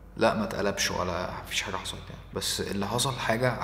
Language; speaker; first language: Arabic; native; Arabic